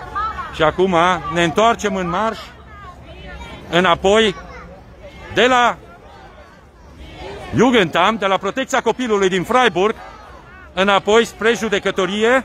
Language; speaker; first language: Romanian; native; Romanian